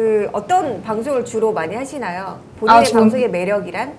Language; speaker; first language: Korean; native; Korean